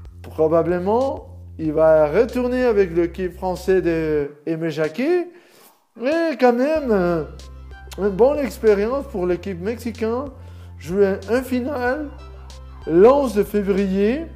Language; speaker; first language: French; non-native, learner; Spanish